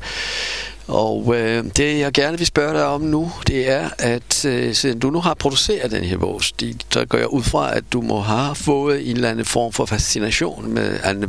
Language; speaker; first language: Danish; non-native, fluent; Polish